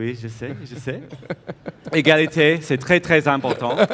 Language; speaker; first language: French; non-native, learner; English